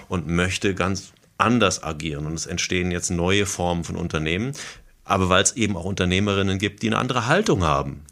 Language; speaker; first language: German; native; German